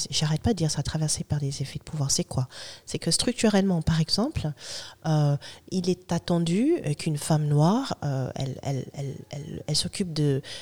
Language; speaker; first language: French; non-native, fluent; English